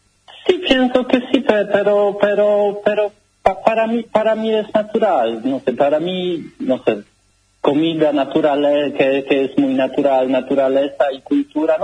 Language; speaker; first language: Spanish; non-native, learner; Polish